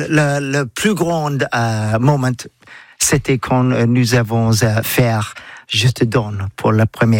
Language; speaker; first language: French; non-native, learner; English